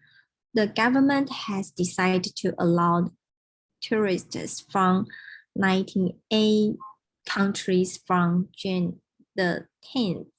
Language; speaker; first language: English; non-native, learner; Chinese